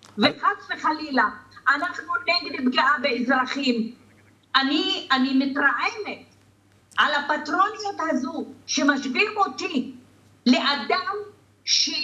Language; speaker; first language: Hebrew; non-native, local second language; Arabic